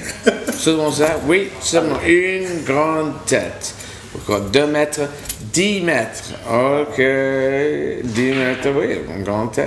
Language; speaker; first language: French; non-native, learner; English